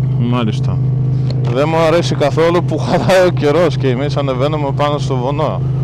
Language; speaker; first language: Greek; early bilingual, heritage; Greek